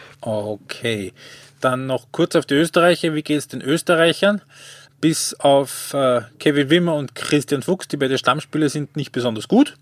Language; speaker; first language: German; native; German